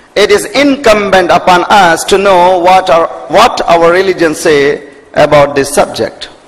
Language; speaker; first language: English; non-native, local second language; Urdu